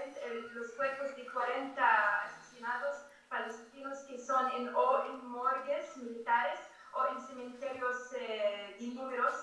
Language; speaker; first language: Spanish; non-native, fluent; Arabic